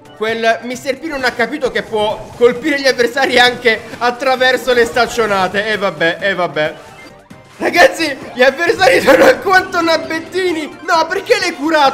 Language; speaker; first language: Italian; native; Italian